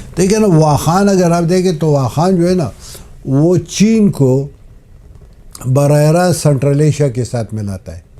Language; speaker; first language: Urdu; non-native, local second language; Pashto